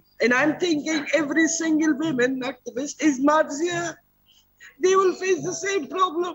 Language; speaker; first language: English; non-native, learner; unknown